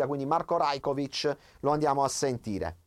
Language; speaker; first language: Italian; native; Italian